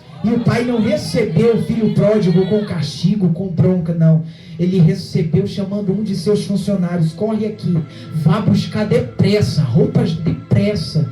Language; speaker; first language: Portuguese; native; Portuguese